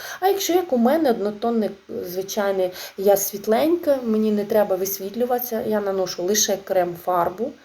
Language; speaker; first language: Ukrainian; non-native, local second language; Russian